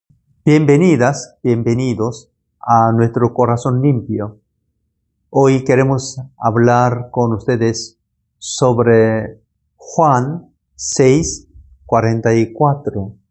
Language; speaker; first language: Spanish; non-native, learner; Korean